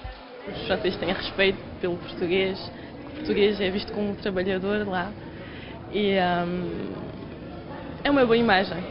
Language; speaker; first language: Portuguese; early bilingual, heritage; Portuguese